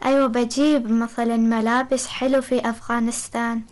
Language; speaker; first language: Arabic; non-native, learner; Persian